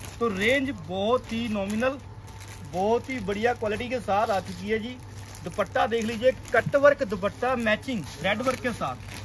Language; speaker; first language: Hindi; non-native, local second language; Punjabi